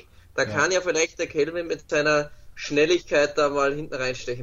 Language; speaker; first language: German; native; German